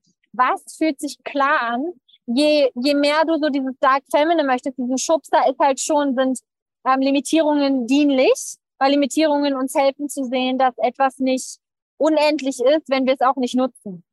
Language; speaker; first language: German; native; German